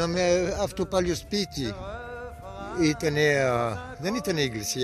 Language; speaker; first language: Greek; non-native, learner; French